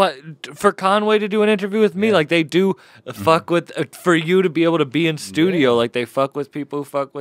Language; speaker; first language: English; native; English